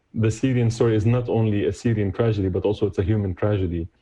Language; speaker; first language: English; non-native, fluent; Arabic